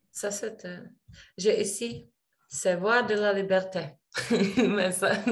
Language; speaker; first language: French; non-native, learner; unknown